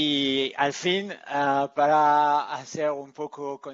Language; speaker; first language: Spanish; non-native, learner; English